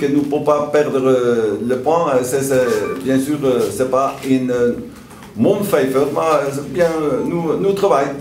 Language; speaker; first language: French; non-native, learner; Dutch